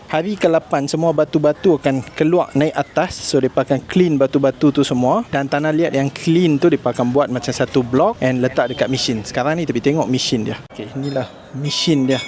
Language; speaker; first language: Malay; native; Malay